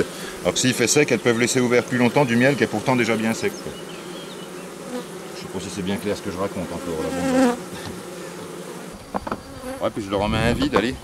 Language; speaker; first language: French; native; French